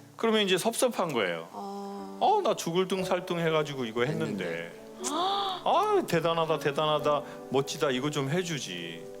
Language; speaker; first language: Korean; native; Korean